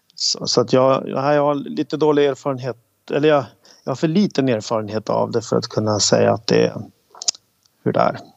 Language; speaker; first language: Swedish; native; Swedish